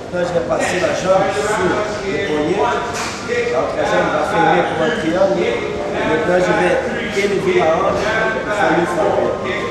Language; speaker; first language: French; non-native, learner; Portuguese